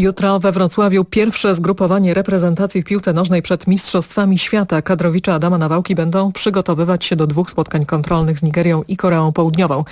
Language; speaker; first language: Polish; native; Polish